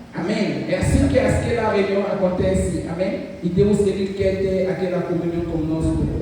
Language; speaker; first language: Portuguese; non-native, fluent; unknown